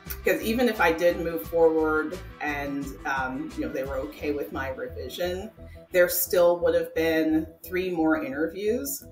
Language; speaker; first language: English; native; English